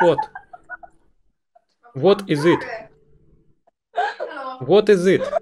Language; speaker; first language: English; non-native, learner; Russian